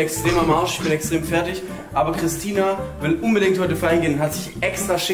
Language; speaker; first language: German; native; German